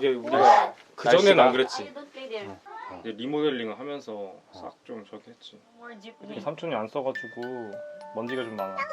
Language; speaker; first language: Korean; native; Korean